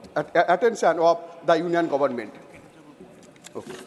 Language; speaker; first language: English; non-native, local second language; Bangla